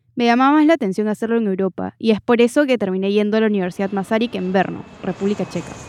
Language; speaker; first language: Spanish; native; Spanish